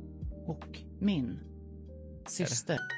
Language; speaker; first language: Swedish; non-native, learner; English